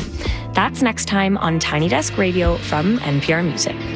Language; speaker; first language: English; native; English